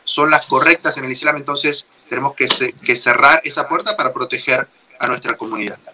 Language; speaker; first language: Spanish; native; Spanish